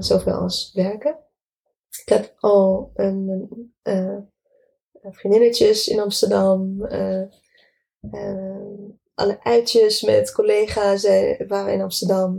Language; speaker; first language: Dutch; non-native, fluent; Arabic